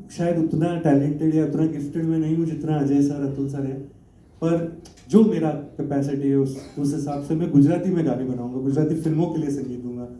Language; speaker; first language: Hindi; non-native, local second language; Gujarati